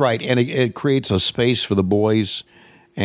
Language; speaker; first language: English; native; English